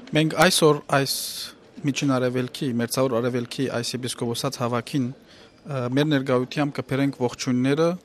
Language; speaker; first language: Armenian; native; Armenian